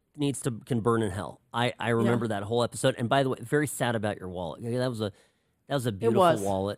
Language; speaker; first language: English; early bilingual, other home language; Czech